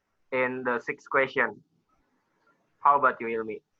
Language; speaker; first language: English; non-native, learner; Indonesian